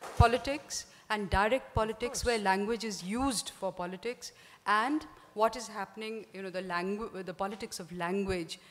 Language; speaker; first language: English; non-native, local second language; Hindi